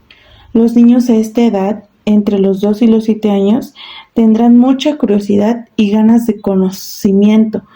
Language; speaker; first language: Spanish; native; Spanish